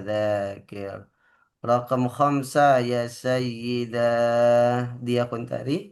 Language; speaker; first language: Arabic; non-native, fluent; Indonesian